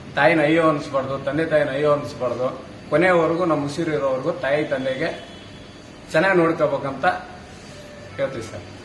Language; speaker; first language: Kannada; native; Kannada